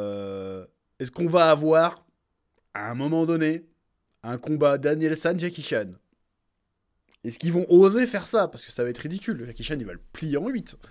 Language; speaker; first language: French; native; French